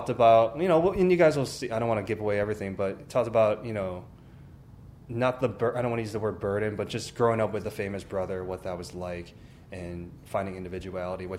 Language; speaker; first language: English; native; English